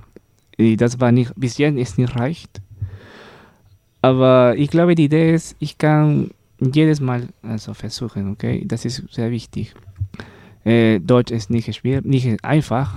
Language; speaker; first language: German; non-native, learner; Spanish